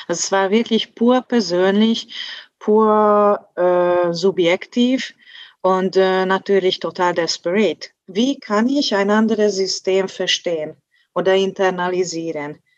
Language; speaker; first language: German; non-native, fluent; Hungarian